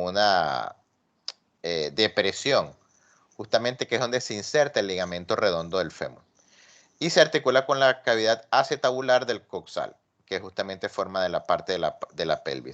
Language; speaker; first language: Spanish; native; Spanish